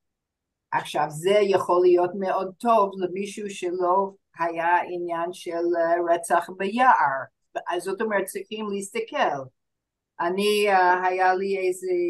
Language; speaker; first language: Hebrew; non-native, fluent; English